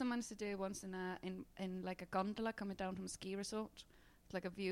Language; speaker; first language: English; non-native, fluent; Icelandic